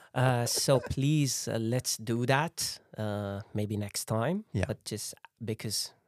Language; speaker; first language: English; non-native, fluent; Persian